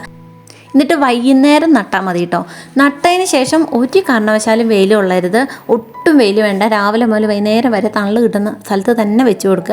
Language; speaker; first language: Malayalam; native; Malayalam